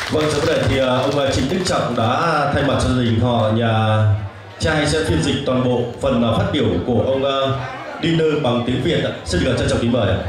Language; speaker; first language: Vietnamese; native; Vietnamese